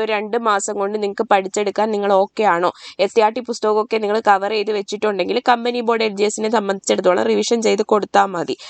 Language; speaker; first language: Malayalam; native; Malayalam